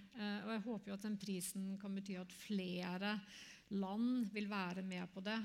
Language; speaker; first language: Norwegian; native; Norwegian